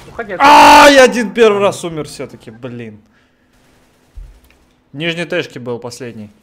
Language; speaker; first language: Russian; native; Russian